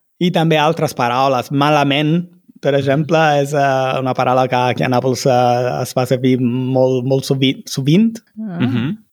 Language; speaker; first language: Catalan; non-native, fluent; Italian